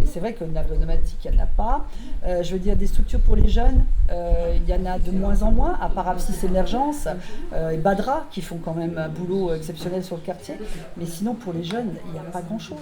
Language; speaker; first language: French; native; French